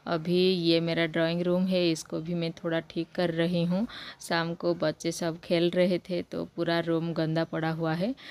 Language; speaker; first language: Hindi; non-native, local second language; Odia